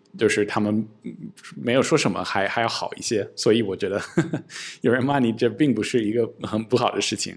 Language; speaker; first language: Chinese; non-native, fluent; English